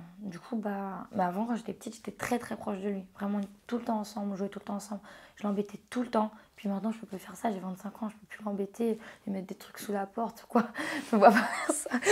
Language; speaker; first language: French; native; French